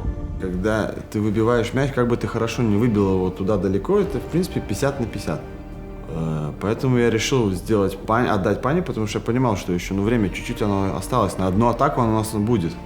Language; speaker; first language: Russian; native; Russian